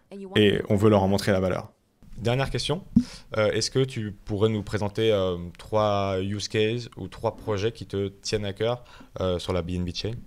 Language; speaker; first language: French; native; French